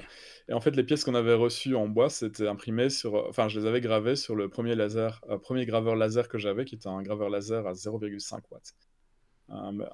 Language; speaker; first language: French; native; French